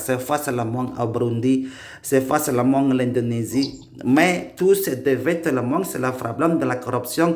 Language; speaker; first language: French; non-native, learner; Indonesian